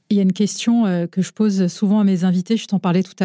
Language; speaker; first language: French; native; French